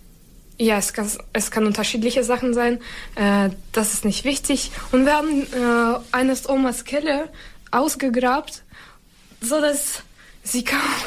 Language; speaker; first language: German; non-native, learner; Ukrainian